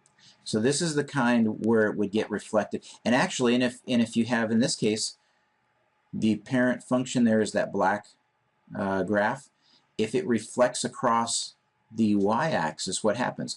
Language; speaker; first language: English; native; English